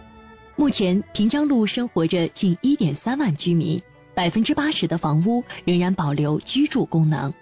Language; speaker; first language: Chinese; native; Chinese